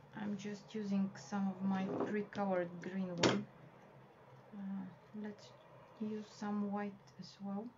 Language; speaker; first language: English; non-native, fluent; Bulgarian